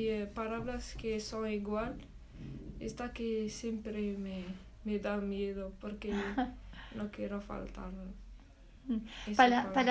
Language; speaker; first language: Spanish; non-native, learner; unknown